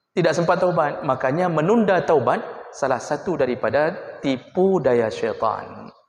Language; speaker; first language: Malay; native; Malay